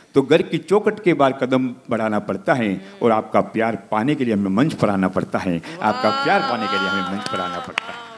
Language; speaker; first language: Hindi; native; Hindi